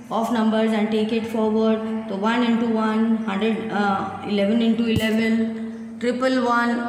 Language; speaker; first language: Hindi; non-native, local second language; Gujarati